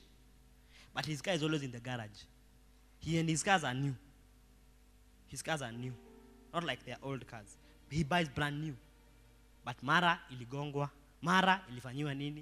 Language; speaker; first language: English; non-native, local second language; Swahili